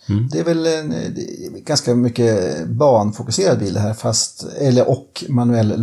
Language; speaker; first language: Swedish; native; Swedish